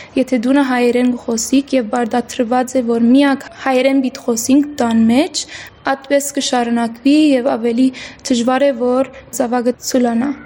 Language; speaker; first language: Armenian; early bilingual, heritage; Armenian